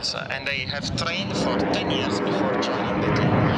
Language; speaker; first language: English; non-native, fluent; Italian